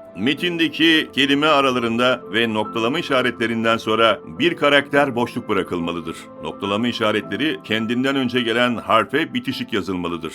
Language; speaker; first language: Turkish; native; Turkish